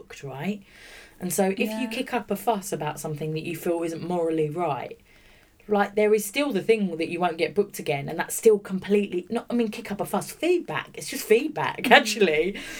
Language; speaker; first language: English; native; English